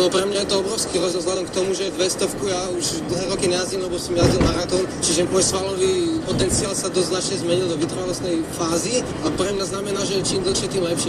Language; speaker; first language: Slovak; native; Slovak